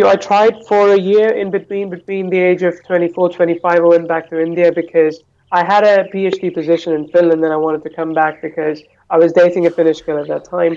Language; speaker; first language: English; non-native, local second language; Hindi